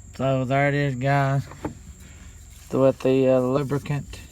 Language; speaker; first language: English; native; English